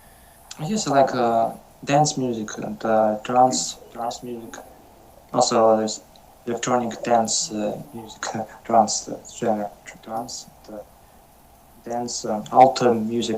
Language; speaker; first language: English; non-native, learner; Russian